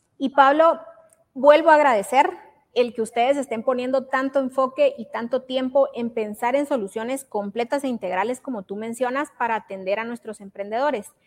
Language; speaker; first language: Spanish; native; Spanish